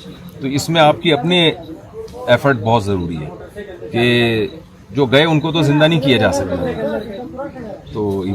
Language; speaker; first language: Urdu; native; Urdu